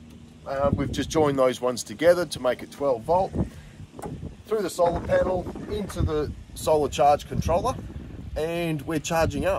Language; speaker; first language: English; native; English